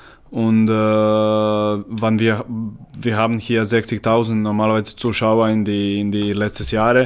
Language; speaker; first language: German; non-native, learner; Croatian